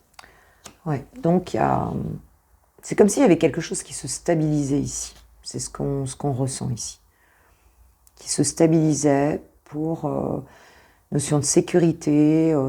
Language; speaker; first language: French; native; French